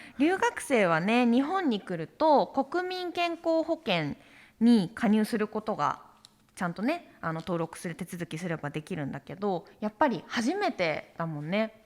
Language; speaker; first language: Japanese; native; Japanese